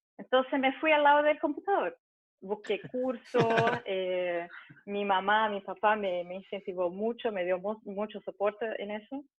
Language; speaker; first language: Spanish; early bilingual, heritage; Spanish